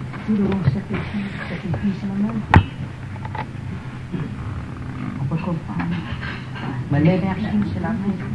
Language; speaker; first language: French; non-native, learner; Vietnamese